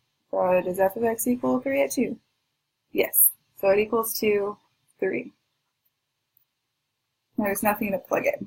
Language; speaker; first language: English; native; English